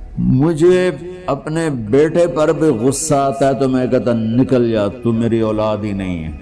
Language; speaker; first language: Urdu; non-native, local second language; Punjabi